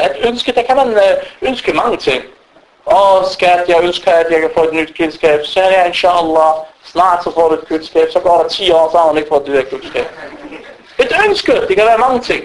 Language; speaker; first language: Danish; non-native, fluent; Arabic